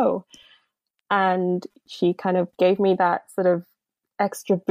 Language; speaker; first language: English; non-native, local second language; Yoruba